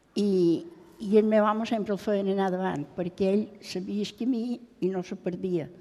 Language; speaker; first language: Catalan; native; Catalan